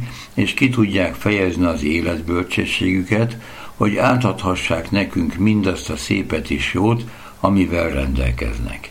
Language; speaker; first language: Hungarian; native; Hungarian